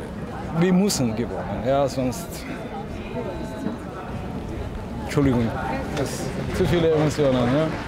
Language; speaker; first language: German; non-native, learner; Ukrainian